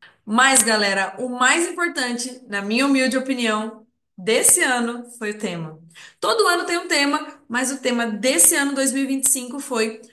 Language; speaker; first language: Portuguese; native; Portuguese